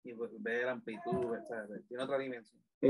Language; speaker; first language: Spanish; native; Spanish